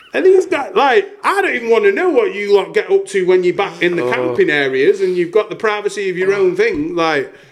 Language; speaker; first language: English; native; English